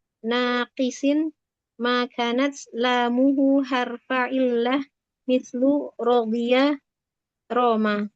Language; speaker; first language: Arabic; non-native, learner; Indonesian